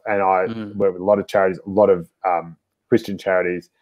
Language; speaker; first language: English; native; English